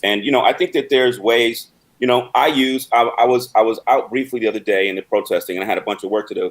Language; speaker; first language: English; native; English